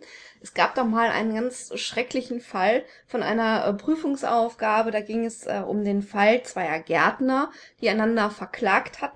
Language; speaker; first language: German; native; German